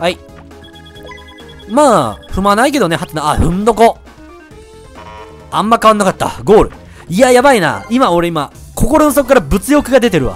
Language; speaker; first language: Japanese; native; Japanese